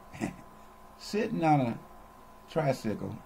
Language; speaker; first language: English; native; English